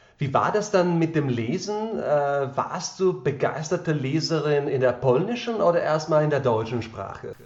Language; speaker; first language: German; non-native, fluent; Slovak